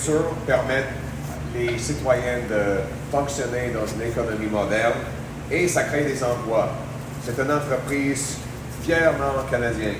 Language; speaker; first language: French; non-native, local second language; English